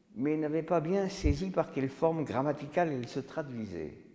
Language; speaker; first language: French; native; French